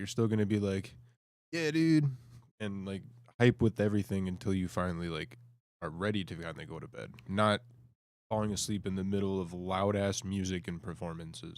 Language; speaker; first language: English; native; English